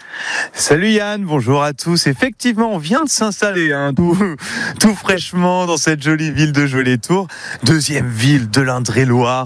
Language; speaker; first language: French; native; French